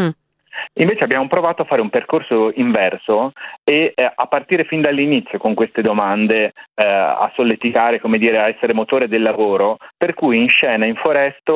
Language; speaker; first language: Italian; native; Italian